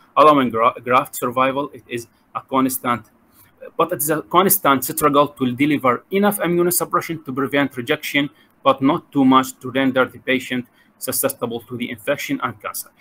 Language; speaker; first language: English; non-native, fluent; Arabic